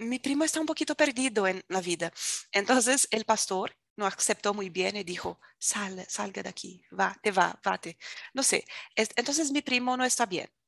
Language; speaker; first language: Spanish; non-native, fluent; Portuguese